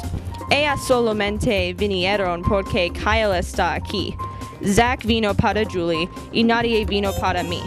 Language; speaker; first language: Spanish; non-native, learner; English